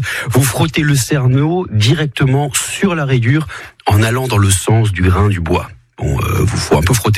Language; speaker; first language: French; native; French